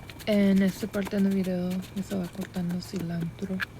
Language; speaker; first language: Spanish; early bilingual, heritage; Spanish